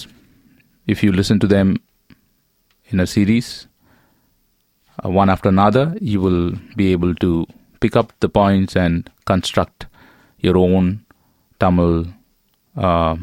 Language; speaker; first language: English; non-native, local second language; Tamil